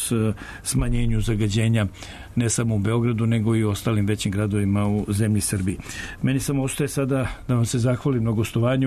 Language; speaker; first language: Serbian; native; Serbian